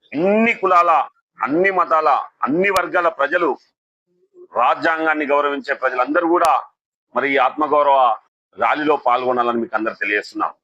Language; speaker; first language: Telugu; native; Telugu